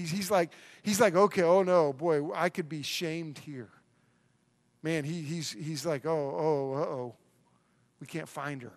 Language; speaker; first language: English; native; English